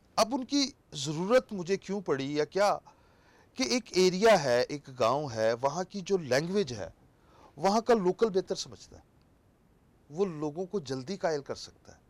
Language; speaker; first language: Urdu; non-native, local second language; Punjabi